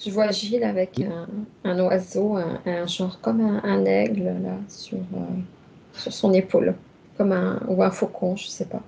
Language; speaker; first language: French; native; French